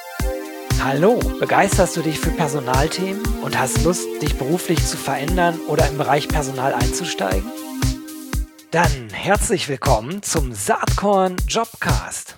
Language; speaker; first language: German; native; German